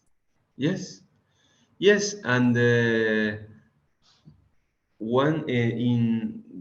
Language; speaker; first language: English; non-native, learner; Spanish